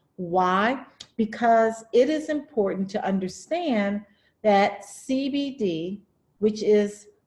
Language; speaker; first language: English; native; English